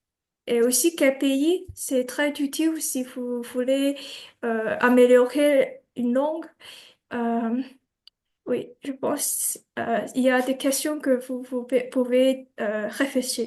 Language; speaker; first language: French; non-native, learner; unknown